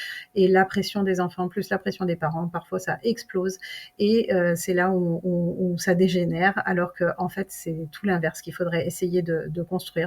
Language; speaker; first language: French; native; French